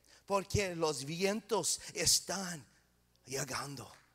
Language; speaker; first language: Spanish; non-native, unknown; English